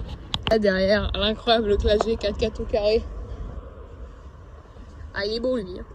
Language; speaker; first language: French; native; French